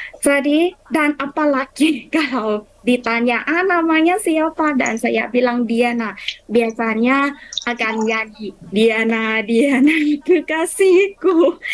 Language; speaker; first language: Indonesian; non-native, fluent; Thai